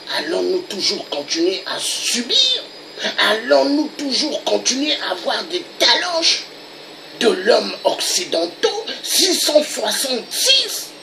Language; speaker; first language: French; non-native, local second language; Lingala